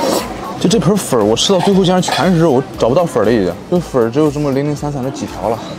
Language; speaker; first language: Chinese; native; Chinese